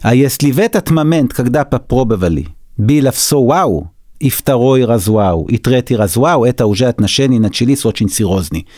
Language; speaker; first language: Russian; non-native, learner; Hebrew